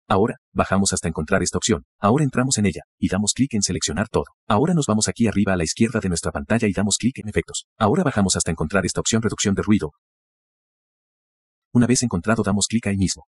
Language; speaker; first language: Spanish; native; Spanish